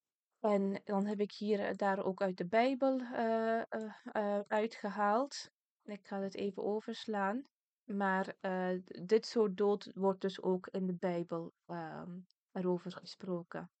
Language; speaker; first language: Dutch; early bilingual, other home language; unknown